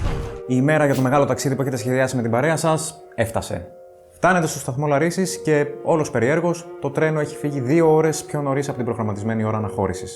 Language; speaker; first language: Greek; native; Greek